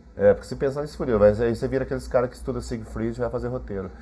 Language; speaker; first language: Portuguese; native; Portuguese